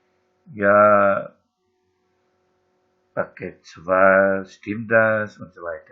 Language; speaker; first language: German; non-native, fluent; Indonesian